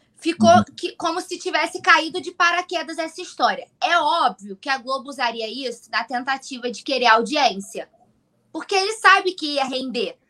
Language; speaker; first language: Portuguese; native; Portuguese